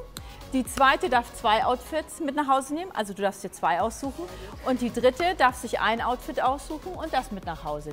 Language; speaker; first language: German; native; German